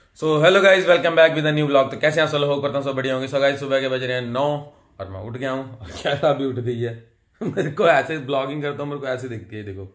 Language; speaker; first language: Hindi; native; Hindi